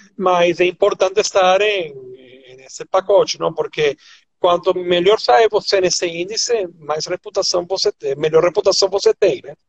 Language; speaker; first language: Portuguese; non-native, fluent; Spanish